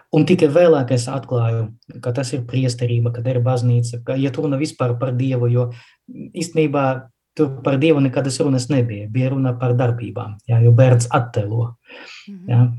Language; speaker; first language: Latvian; non-native, local second language; Russian